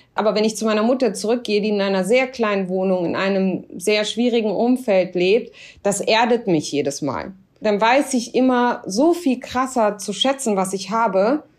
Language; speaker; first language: German; early bilingual, other home language; Arabic